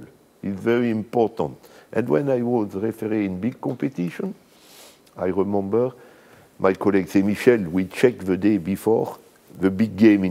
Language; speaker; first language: English; non-native, learner; French